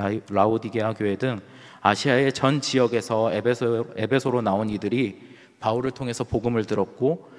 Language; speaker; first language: Korean; native; Korean